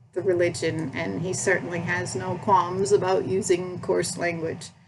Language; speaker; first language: English; native; English